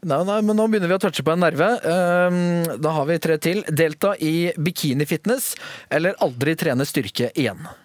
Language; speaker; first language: Norwegian; native; Norwegian